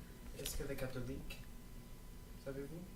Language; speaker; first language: French; non-native, learner; English